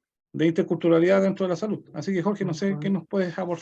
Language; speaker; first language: Spanish; native; Spanish